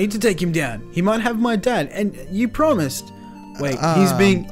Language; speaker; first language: English; native; English